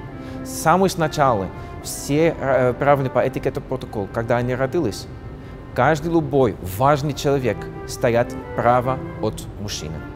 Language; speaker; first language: Russian; non-native, fluent; Dutch